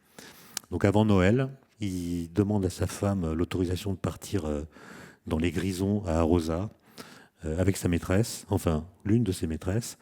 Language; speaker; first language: French; native; French